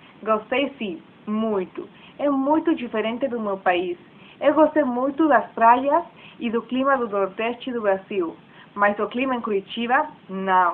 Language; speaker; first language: Portuguese; non-native, learner; Spanish